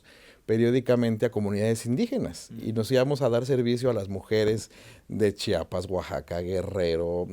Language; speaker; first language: Spanish; native; Spanish